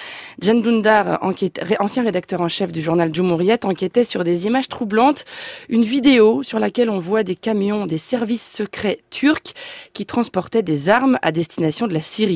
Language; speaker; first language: French; native; French